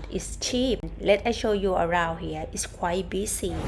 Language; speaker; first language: English; non-native, learner; Thai